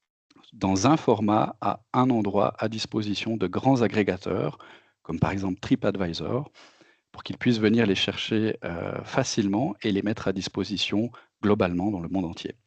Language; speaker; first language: French; native; French